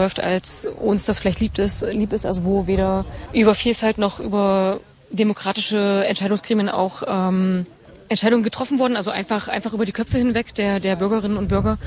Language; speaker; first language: German; native; German